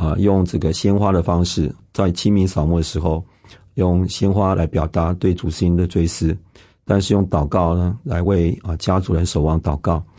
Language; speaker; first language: Chinese; non-native, local second language; Hakka Chinese